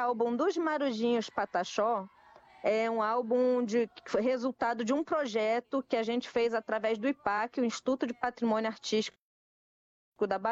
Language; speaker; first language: Portuguese; native; Portuguese